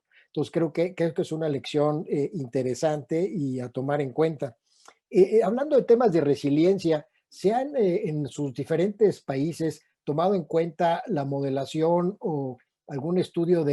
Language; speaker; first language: Spanish; native; Spanish